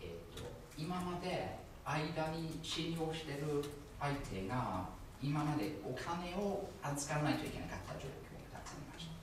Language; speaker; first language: Japanese; non-native, fluent; English